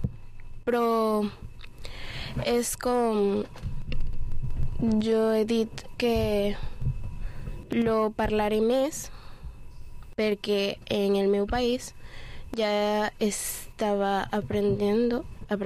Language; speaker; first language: Catalan; non-native, learner; Spanish